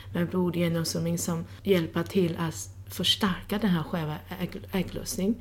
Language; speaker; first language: Swedish; non-native, fluent; Chinese